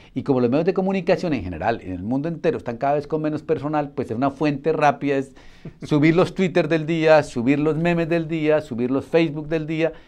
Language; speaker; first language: Spanish; native; Spanish